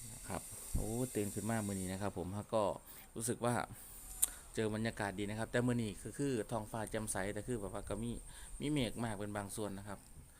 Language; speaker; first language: Thai; native; Thai